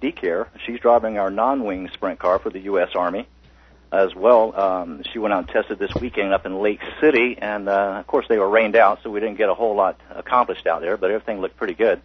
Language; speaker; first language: English; native; English